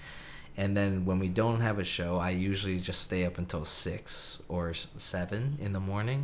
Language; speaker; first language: English; native; English